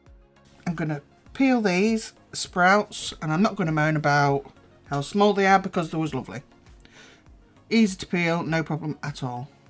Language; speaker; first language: English; native; English